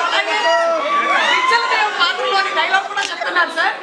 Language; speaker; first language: Telugu; native; Telugu